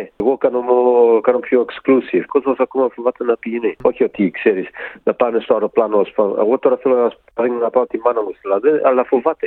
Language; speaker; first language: Greek; early bilingual, heritage; Greek